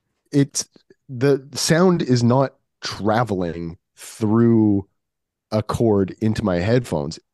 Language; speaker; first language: English; native; English